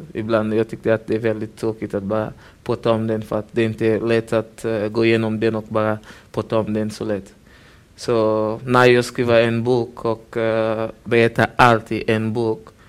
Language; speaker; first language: Swedish; non-native, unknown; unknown